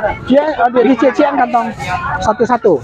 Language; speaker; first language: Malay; non-native, local second language; Minangkabau